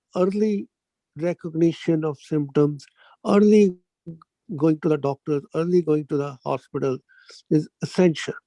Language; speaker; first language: English; non-native, local second language; Punjabi